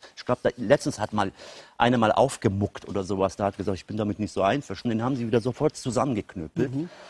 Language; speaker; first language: German; early bilingual, other home language; Turkish